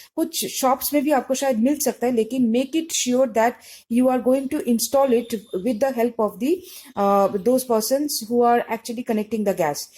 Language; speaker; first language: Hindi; non-native, local second language; Bangla